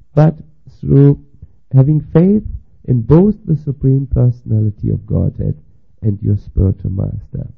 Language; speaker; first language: English; non-native, fluent; German